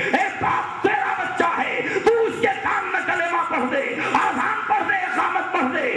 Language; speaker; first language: Urdu; native; Urdu